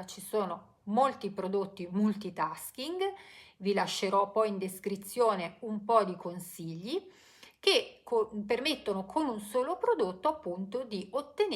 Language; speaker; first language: Italian; native; Italian